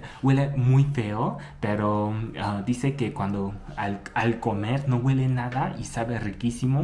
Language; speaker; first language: Spanish; non-native, fluent; Chinese